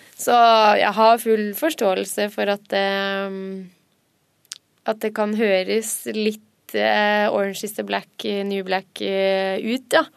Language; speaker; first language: Norwegian; native; Norwegian